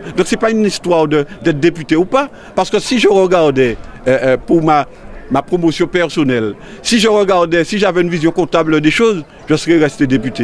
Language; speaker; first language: French; native; French